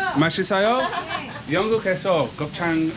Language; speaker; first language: Korean; non-native, learner; English